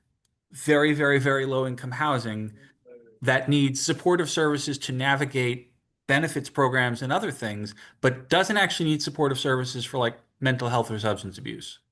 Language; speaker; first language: English; native; English